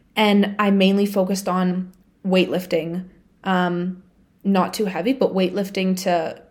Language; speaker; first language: English; non-native, fluent; Bulgarian